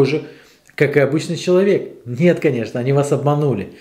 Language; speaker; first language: Russian; native; Russian